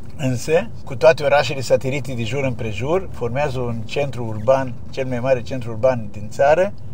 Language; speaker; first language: Romanian; native; Romanian